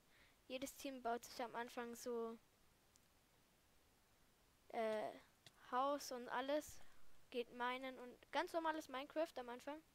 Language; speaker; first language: German; native; German